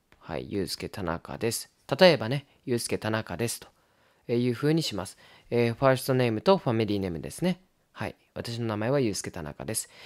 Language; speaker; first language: Japanese; native; Japanese